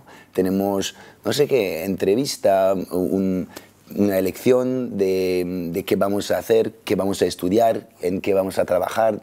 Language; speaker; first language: Spanish; non-native, fluent; French